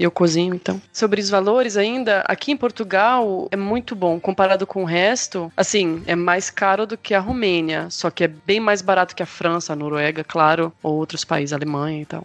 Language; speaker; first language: Portuguese; native; Portuguese